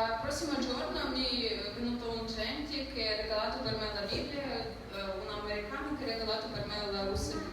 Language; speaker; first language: Italian; non-native, learner; Ukrainian